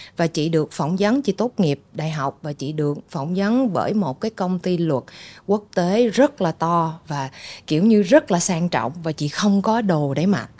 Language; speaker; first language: Vietnamese; early bilingual, heritage; Vietnamese